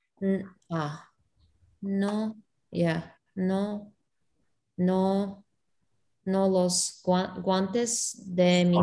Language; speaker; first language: Spanish; non-native, fluent; English